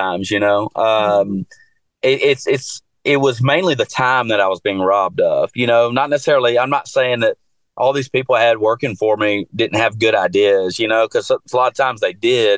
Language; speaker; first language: English; native; English